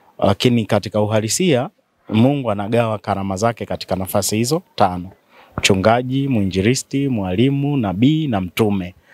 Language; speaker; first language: Swahili; native; Swahili